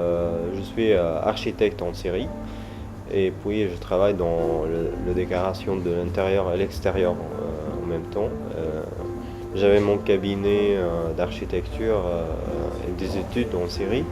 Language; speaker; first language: French; non-native, learner; Arabic